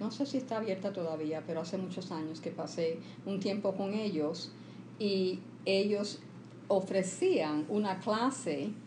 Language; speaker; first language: Spanish; early bilingual, heritage; Spanish